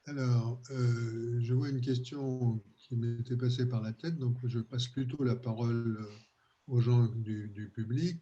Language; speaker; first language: French; native; French